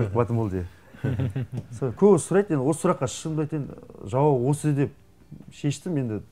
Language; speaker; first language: Kazakh; native; Kazakh